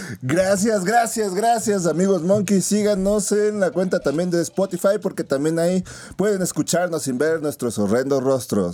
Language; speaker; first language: Spanish; native; Spanish